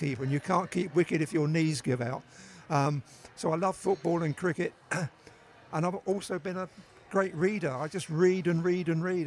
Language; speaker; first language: English; native; English